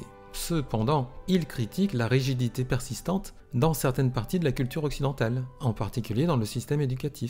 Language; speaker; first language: French; native; French